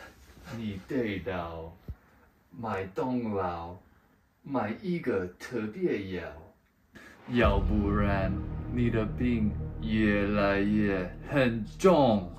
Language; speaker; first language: Chinese; non-native, learner; English